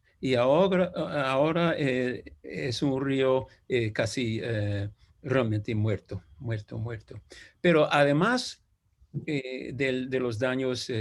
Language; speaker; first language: Spanish; non-native, fluent; English